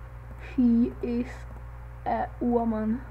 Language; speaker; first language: English; non-native, learner; Czech